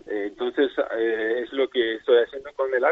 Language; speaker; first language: Spanish; non-native, fluent; French